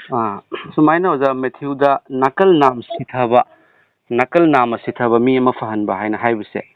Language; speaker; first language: Manipuri; native; Manipuri